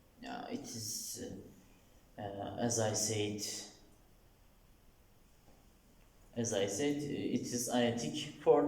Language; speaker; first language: English; non-native, learner; Turkish